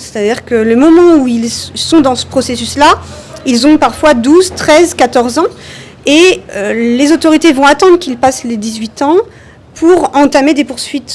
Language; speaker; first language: French; non-native, learner; Kurdish